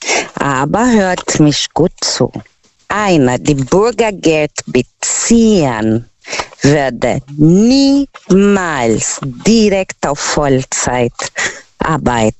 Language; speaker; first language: German; non-native, learner; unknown